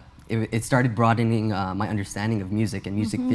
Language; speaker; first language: English; early bilingual, other home language; Urdu